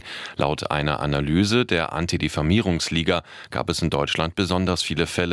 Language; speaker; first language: German; native; German